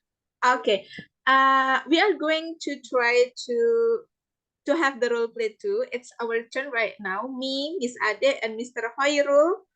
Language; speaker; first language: English; non-native, fluent; Indonesian